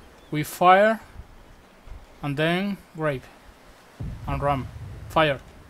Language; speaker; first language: English; non-native, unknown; Spanish